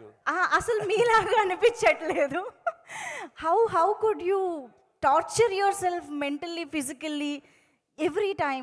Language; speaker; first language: Telugu; native; Telugu